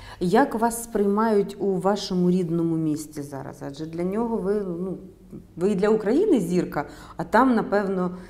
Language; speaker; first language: Ukrainian; native; Ukrainian